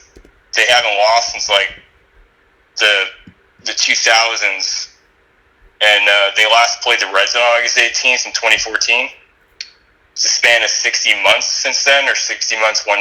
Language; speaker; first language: English; native; English